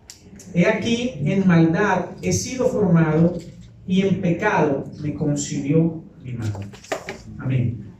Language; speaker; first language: Spanish; native; Spanish